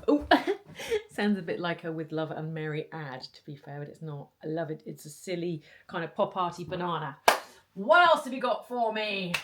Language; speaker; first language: English; native; English